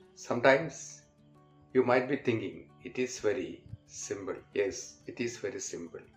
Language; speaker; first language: English; non-native, local second language; Malayalam